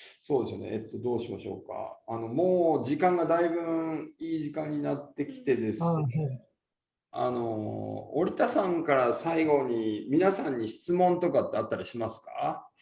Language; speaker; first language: Japanese; native; Japanese